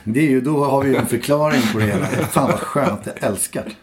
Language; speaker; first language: Swedish; native; Swedish